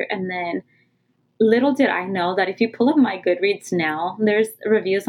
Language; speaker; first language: English; native; English